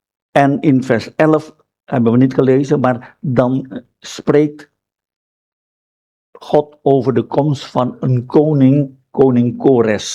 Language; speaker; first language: Dutch; non-native, fluent; Indonesian